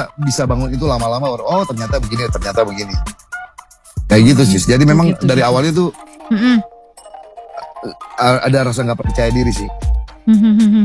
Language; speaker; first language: Indonesian; native; Indonesian